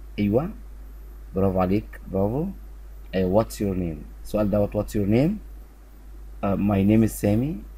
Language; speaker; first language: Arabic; native; Arabic